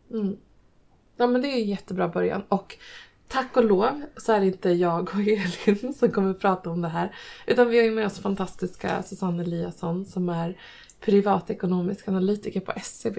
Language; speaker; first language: Swedish; native; Swedish